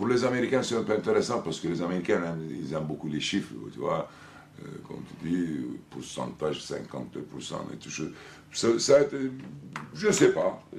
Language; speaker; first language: French; non-native, fluent; Turkish